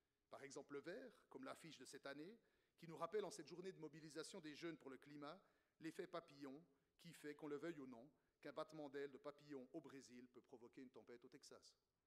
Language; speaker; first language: French; native; French